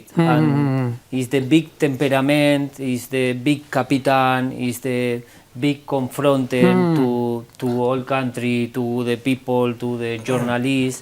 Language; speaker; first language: English; non-native, learner; Spanish